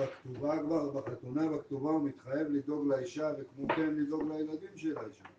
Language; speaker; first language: Hebrew; native; Hebrew